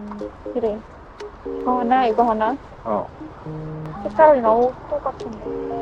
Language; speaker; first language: Korean; non-native, learner; Khmer